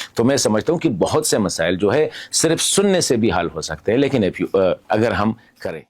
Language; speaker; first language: Urdu; non-native, local second language; Pashto